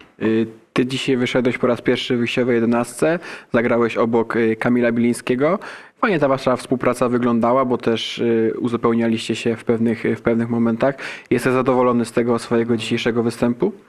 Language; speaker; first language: Polish; native; Polish